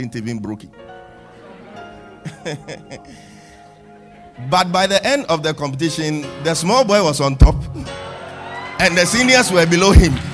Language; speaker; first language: English; non-native, local second language; Akan